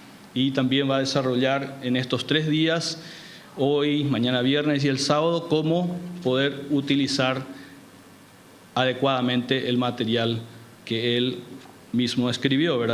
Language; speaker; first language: Spanish; native; Spanish